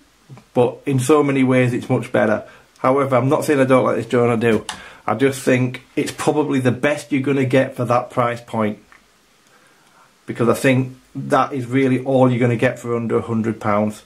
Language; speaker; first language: English; native; English